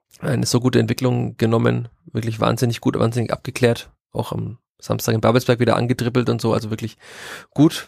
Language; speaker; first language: German; native; German